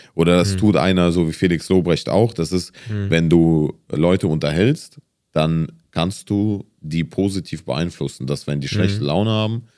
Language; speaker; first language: German; native; German